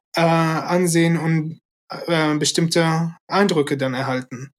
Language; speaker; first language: German; early bilingual, other home language; Arabic